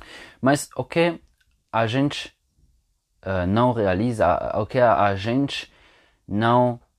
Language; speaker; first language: Portuguese; non-native, fluent; Italian